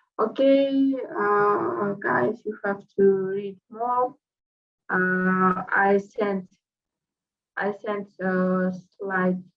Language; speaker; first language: English; non-native, fluent; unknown